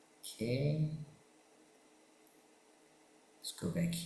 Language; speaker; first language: English; non-native, fluent; Indonesian